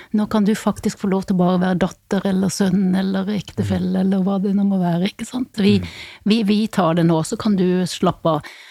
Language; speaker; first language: Norwegian; native; Norwegian